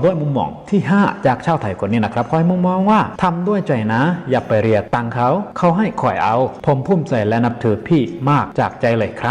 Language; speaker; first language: Thai; native; Thai